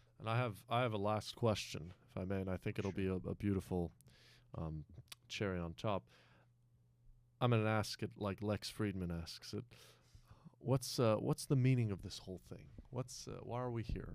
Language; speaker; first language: English; non-native, fluent; French